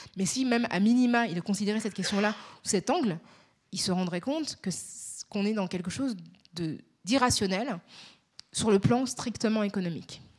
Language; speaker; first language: French; native; French